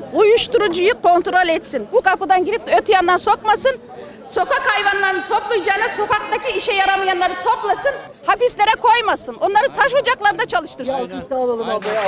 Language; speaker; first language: Turkish; native; Turkish